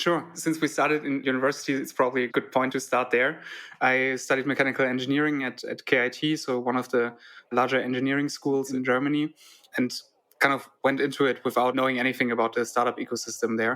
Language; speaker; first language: English; non-native, fluent; German